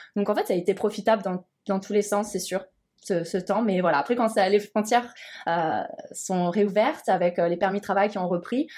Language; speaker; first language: French; native; French